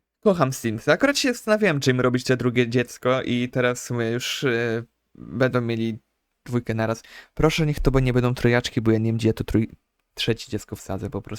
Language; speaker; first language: Polish; native; Polish